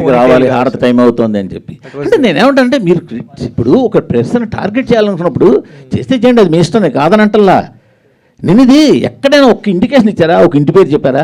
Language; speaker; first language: Telugu; native; Telugu